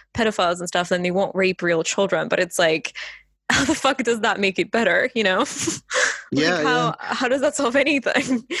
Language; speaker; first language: English; non-native, fluent; Estonian